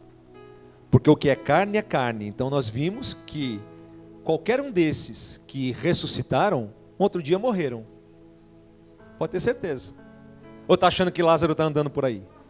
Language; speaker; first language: Portuguese; native; Portuguese